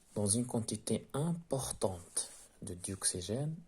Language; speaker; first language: French; non-native, local second language; Arabic